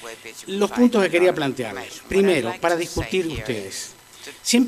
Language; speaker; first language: Spanish; native; Spanish